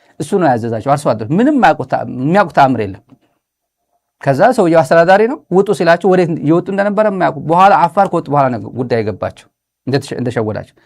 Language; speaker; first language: Amharic; non-native, local second language; Tigrinya